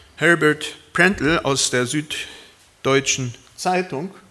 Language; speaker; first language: German; early bilingual, other home language; Spanish